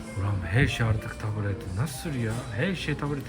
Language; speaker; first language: Turkish; early bilingual, heritage; Turkish